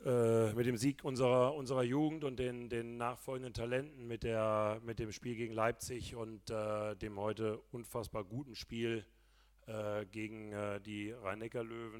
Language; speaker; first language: German; native; German